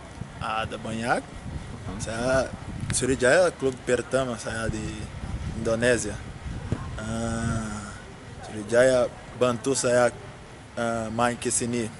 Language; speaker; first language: Indonesian; non-native, learner; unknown